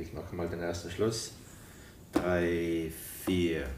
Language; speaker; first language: German; native; German